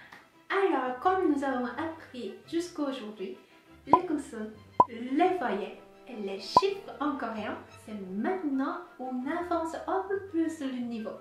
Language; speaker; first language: French; non-native, fluent; Korean